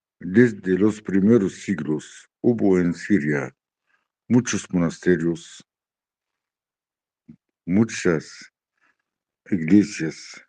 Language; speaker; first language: Spanish; non-native, learner; Arabic